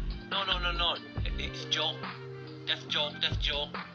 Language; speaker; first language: English; non-native, learner; Thai